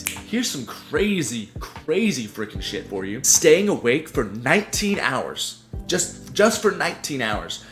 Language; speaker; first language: English; native; English